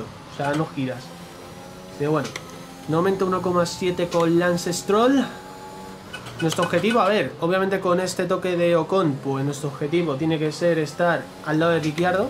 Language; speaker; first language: Spanish; native; Spanish